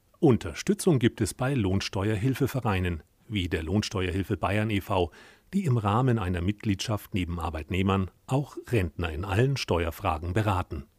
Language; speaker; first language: German; native; German